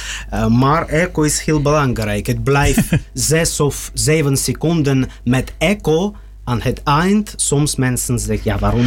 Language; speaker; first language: Dutch; non-native, learner; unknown